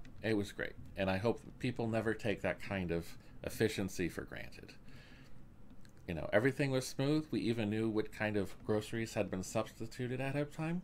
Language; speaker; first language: English; native; English